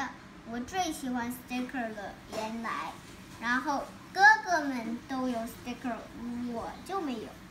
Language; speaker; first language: Chinese; early bilingual, heritage; Chinese